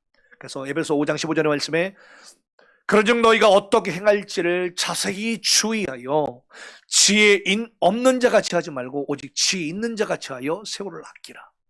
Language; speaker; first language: Korean; native; Korean